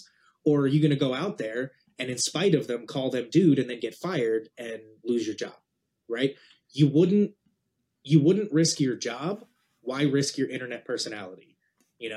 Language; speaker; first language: English; native; English